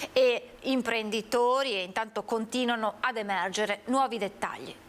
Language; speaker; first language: Italian; native; Italian